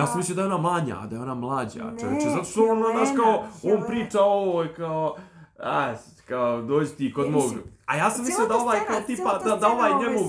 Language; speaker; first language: Serbian; native; Serbian